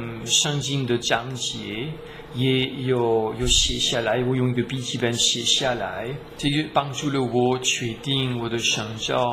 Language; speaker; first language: Chinese; non-native, fluent; French